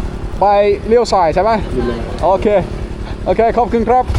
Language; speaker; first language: Thai; non-native, learner; English